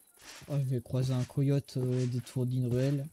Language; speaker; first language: French; native; French